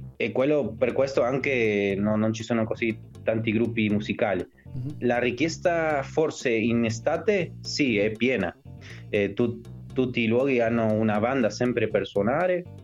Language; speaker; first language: Italian; non-native, fluent; Spanish